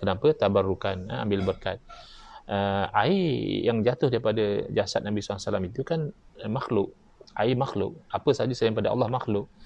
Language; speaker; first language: Malay; native; Malay